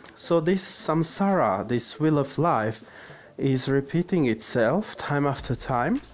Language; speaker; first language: English; non-native, fluent; Armenian